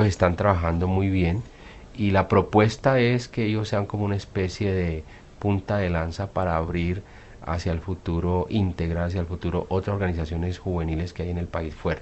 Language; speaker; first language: Spanish; native; Spanish